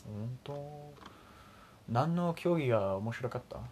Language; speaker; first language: Japanese; non-native, learner; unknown